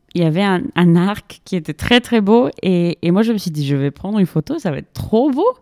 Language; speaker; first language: French; non-native, fluent; Spanish